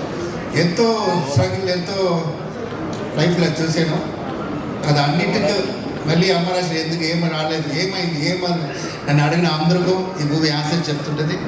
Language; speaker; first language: Telugu; non-native, learner; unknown